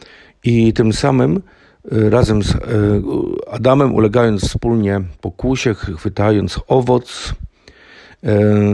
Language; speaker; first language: Polish; native; Polish